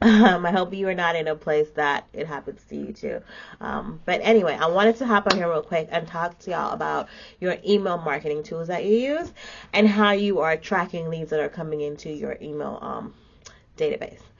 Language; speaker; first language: English; native; English